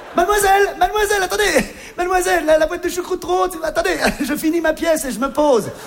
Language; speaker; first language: French; native; French